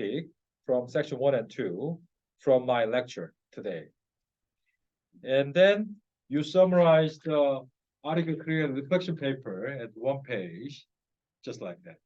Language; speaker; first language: English; non-native, fluent; Korean